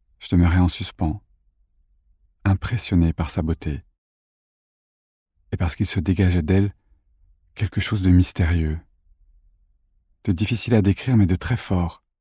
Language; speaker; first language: French; native; French